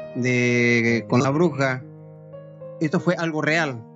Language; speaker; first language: Spanish; native; Spanish